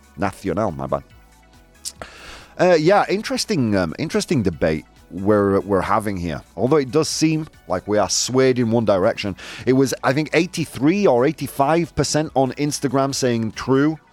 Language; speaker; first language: English; native; English